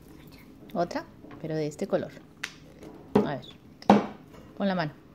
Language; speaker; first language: Spanish; native; Spanish